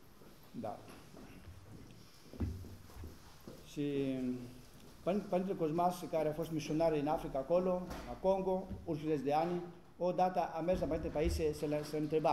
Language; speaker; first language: Romanian; non-native, learner; Greek